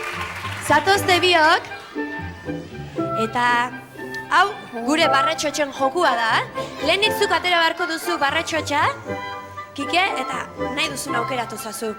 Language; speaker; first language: Basque; native; Basque